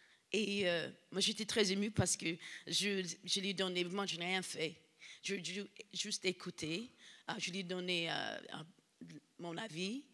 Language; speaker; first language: French; non-native, fluent; English